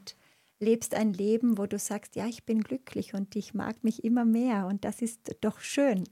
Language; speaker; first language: German; native; German